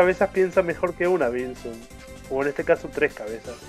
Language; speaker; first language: Spanish; native; Spanish